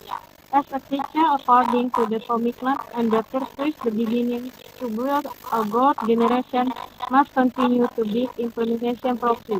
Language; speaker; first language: English; non-native, learner; Indonesian